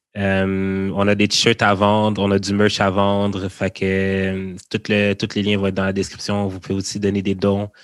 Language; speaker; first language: French; early bilingual, other home language; Haitian Creole